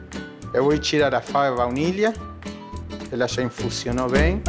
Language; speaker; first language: Portuguese; non-native, fluent; Spanish